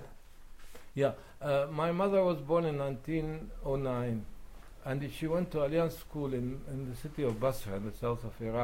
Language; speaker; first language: English; non-native, fluent; Arabic